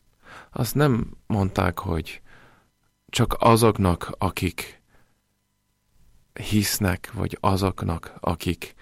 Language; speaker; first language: Hungarian; non-native, fluent; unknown